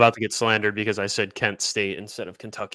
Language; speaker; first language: English; native; English